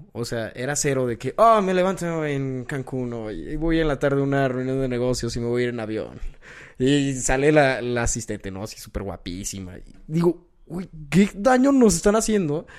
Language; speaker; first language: Spanish; native; Spanish